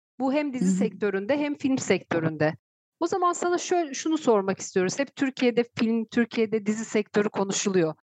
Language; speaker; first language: Turkish; native; Turkish